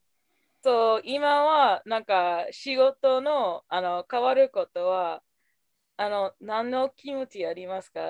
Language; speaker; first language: Japanese; non-native, fluent; English